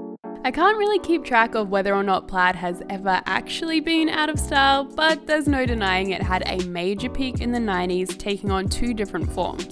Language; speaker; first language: English; native; English